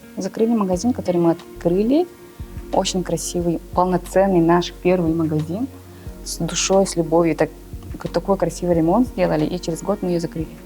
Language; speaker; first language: Russian; non-native, local second language; Yakut